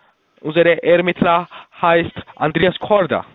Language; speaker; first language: German; non-native, learner; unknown